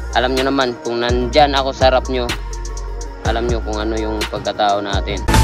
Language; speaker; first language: Filipino; non-native, local second language; Cebuano